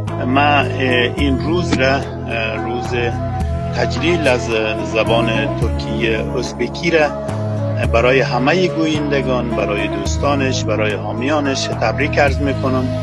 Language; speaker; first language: Persian; non-native, local second language; Uzbek